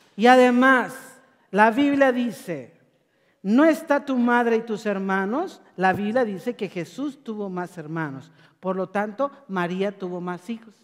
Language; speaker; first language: Spanish; native; Spanish